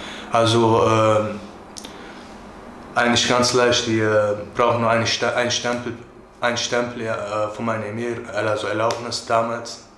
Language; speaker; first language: German; early bilingual, other home language; Turkish